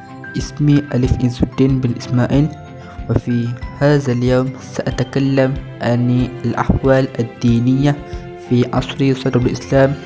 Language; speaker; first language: Arabic; non-native, learner; Malay